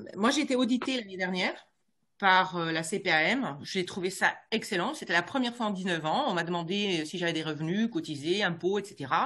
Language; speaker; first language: French; native; French